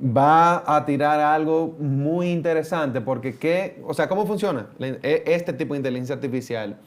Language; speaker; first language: Spanish; native; Spanish